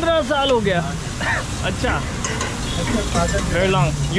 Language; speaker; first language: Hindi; non-native, learner; English